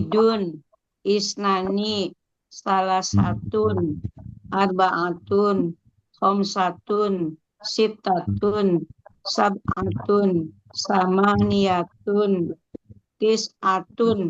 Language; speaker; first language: Arabic; non-native, learner; Indonesian